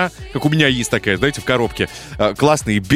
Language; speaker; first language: Russian; native; Russian